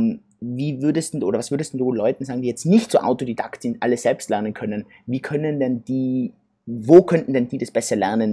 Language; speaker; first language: German; native; German